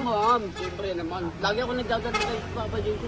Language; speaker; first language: Filipino; native; Filipino